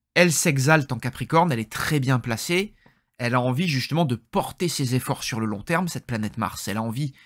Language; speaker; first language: French; native; French